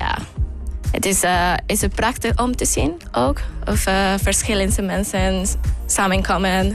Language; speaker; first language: Dutch; non-native, fluent; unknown